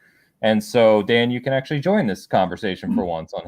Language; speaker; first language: English; native; English